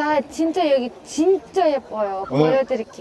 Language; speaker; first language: Korean; non-native, learner; Greek